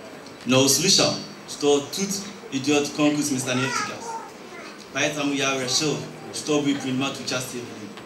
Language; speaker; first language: Russian; non-native, learner; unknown